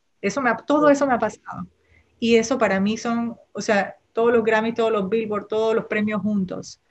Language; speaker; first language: Spanish; native; Spanish